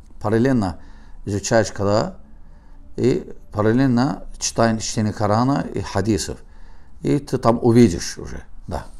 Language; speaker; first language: Russian; non-native, learner; Azerbaijani